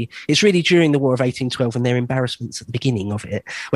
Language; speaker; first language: English; native; English